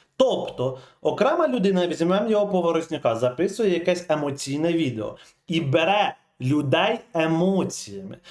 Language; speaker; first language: Ukrainian; native; Ukrainian